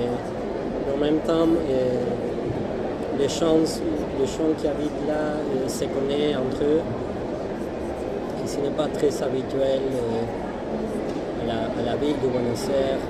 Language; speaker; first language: French; non-native, fluent; Spanish